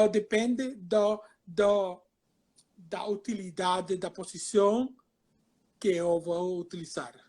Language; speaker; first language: Portuguese; non-native, fluent; Spanish